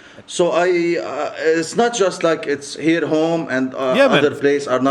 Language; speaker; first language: English; non-native, local second language; Arabic